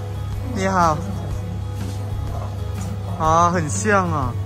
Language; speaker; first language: Chinese; non-native, fluent; Thai